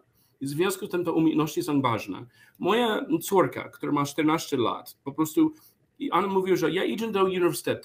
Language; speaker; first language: Polish; non-native, learner; English